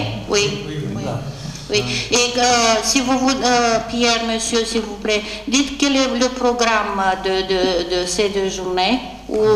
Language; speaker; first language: French; non-native, fluent; Romanian